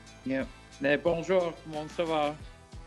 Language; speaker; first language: French; non-native, fluent; English